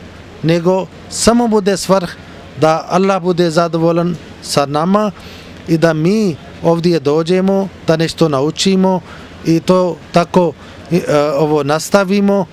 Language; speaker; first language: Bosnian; non-native, learner; Urdu